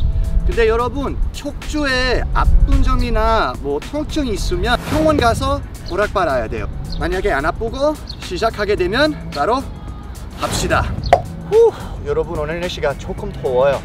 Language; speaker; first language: Korean; non-native, fluent; English